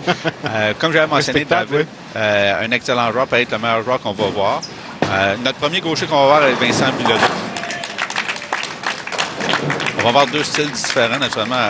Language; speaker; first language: French; native; French